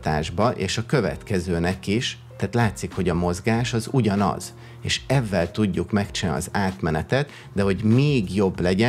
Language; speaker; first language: Hungarian; native; Hungarian